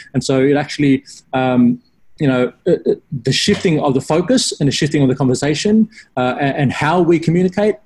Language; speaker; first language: English; native; English